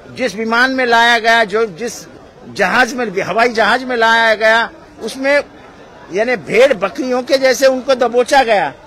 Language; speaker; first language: Hindi; non-native, local second language; Marathi